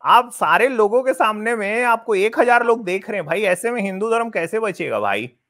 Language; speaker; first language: Hindi; native; Hindi